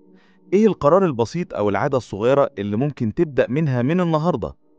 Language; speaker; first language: Arabic; native; Arabic